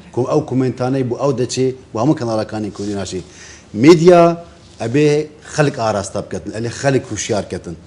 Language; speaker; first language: Central Kurdish; non-native, local second language; Kurdish